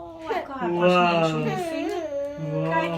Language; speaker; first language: Dutch; native; Dutch